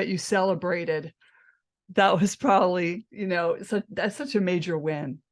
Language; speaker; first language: English; native; English